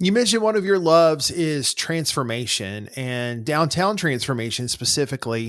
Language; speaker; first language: English; native; English